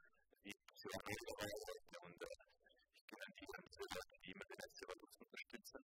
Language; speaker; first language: German; non-native, local second language; Italian